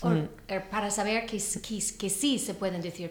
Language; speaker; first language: Spanish; non-native, learner; English